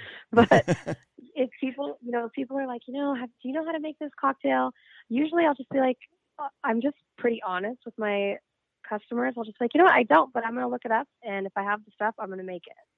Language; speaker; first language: English; native; English